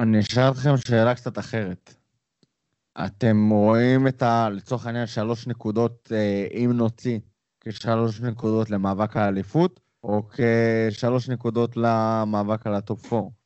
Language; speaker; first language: Hebrew; native; Hebrew